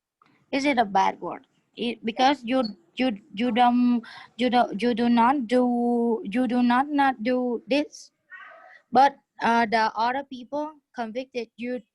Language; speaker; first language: English; non-native, learner; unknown